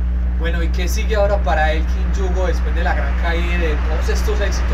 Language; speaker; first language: Spanish; native; Spanish